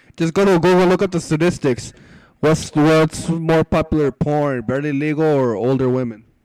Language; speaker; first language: English; early bilingual, other home language; Spanish